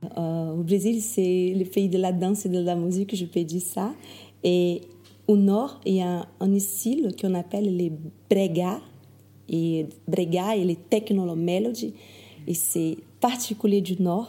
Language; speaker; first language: French; non-native, fluent; Portuguese